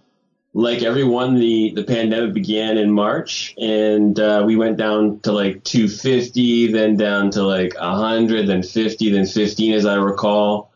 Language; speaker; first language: English; native; English